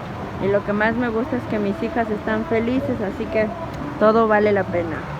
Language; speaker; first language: Spanish; native; Spanish